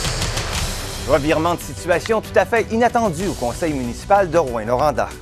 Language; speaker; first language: French; native; French